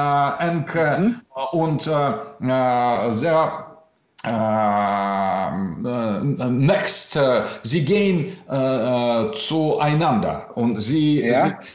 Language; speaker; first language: German; non-native, learner; Russian